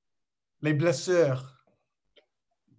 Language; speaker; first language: French; non-native, learner; English